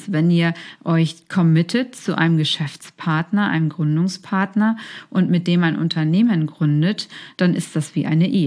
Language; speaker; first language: German; native; German